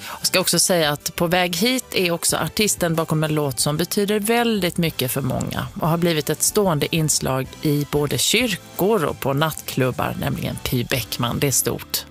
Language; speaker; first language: Swedish; native; Swedish